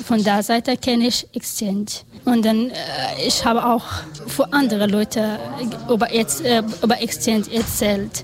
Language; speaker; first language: German; non-native, learner; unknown